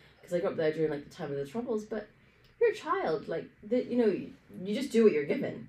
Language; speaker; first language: English; early bilingual, other home language; Arabic